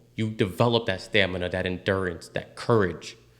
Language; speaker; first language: English; native; English